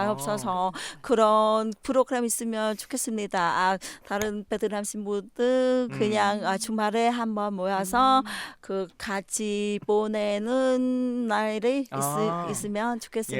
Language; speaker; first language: Korean; non-native, learner; Vietnamese